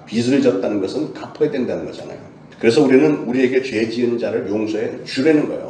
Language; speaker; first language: Korean; native; Korean